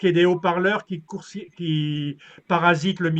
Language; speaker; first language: French; native; French